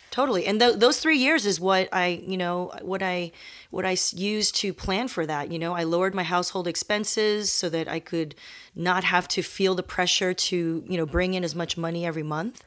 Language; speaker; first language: English; early bilingual, other home language; Chinese